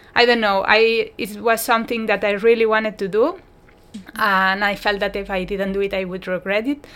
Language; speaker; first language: English; non-native, fluent; Spanish